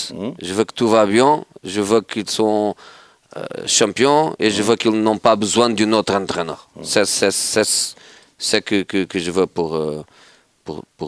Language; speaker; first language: French; non-native, fluent; Portuguese